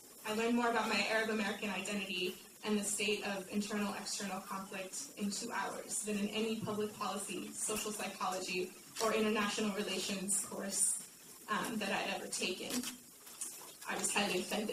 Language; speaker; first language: English; native; English